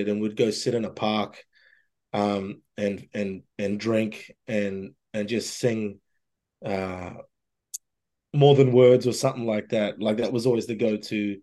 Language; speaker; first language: English; native; English